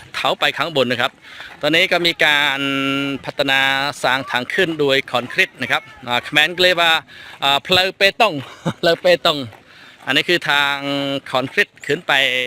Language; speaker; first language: Thai; non-native, fluent; Khmer